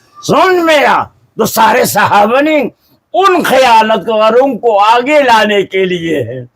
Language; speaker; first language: Urdu; non-native, local second language; Balti